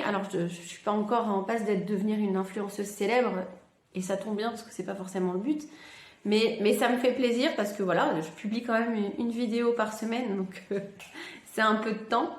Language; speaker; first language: French; native; French